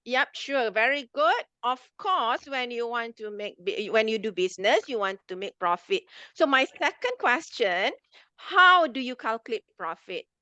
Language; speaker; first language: English; non-native, local second language; Malay